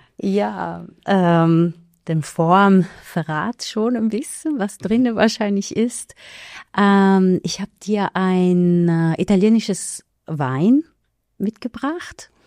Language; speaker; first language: German; non-native, fluent; Italian